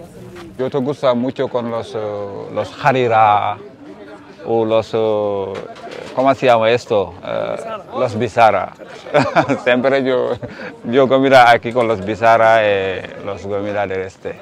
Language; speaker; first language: Spanish; non-native, learner; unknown